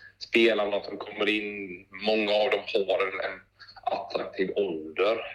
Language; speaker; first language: Swedish; native; Swedish